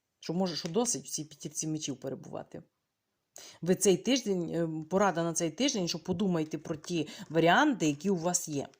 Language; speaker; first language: Ukrainian; native; Ukrainian